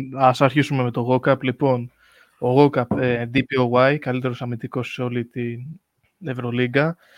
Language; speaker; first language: Greek; early bilingual, heritage; Greek